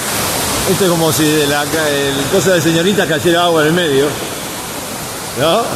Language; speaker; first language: Spanish; native; Spanish